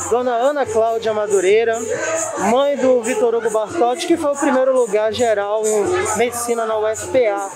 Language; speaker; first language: Portuguese; native; Portuguese